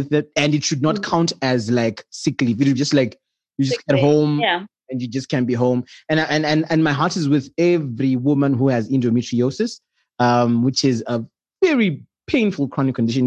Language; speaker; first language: English; non-native, local second language; Shona